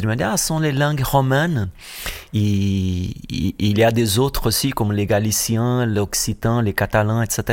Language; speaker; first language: French; non-native, fluent; Portuguese